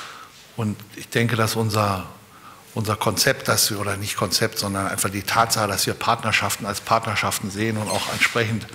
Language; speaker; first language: German; native; German